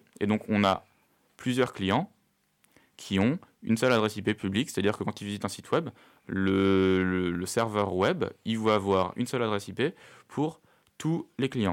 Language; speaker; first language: French; native; French